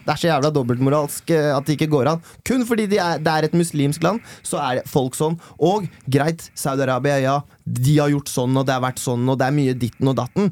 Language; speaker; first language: Norwegian; early bilingual, other home language; Persian